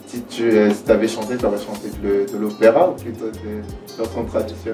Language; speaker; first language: French; native; French